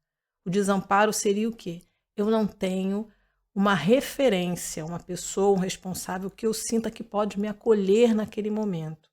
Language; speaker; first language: Portuguese; native; Portuguese